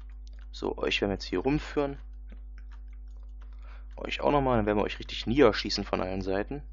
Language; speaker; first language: German; native; German